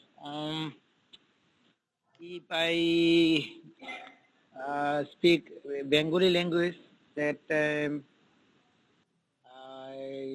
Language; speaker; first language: English; non-native, local second language; Bangla